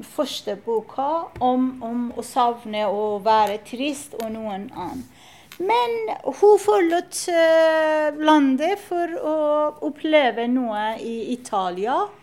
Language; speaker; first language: Norwegian; non-native, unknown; Persian